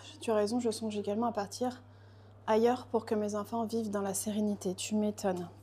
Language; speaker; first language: French; early bilingual, other home language; Portuguese